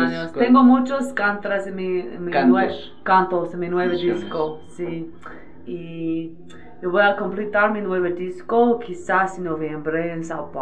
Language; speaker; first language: Spanish; non-native, learner; English